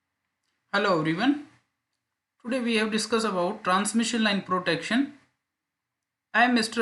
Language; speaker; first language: English; non-native, local second language; Hindi